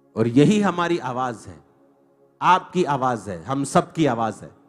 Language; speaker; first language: Hindi; non-native, local second language; Punjabi